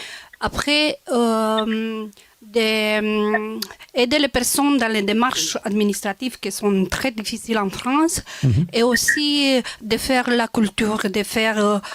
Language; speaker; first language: French; non-native, local second language; Romanian